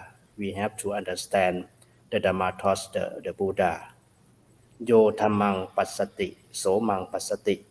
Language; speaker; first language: English; non-native, learner; Thai